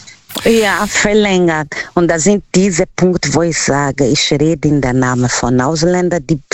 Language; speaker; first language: German; non-native, learner; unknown